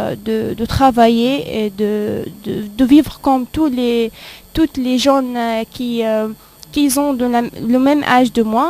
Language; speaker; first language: French; non-native, fluent; Arabic